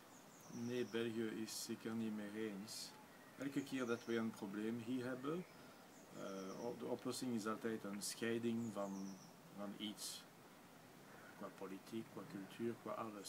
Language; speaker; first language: Dutch; non-native, local second language; French